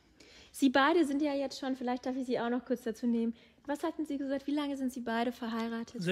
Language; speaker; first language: German; native; German